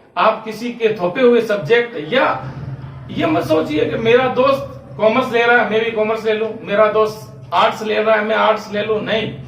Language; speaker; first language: Hindi; native; Hindi